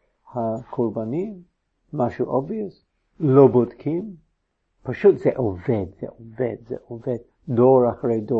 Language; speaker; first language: Hebrew; non-native, fluent; English